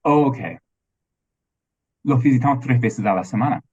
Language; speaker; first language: Spanish; non-native, fluent; English